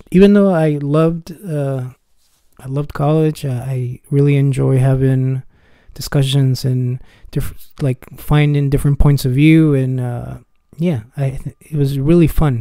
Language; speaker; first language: English; early bilingual, other home language; Spanish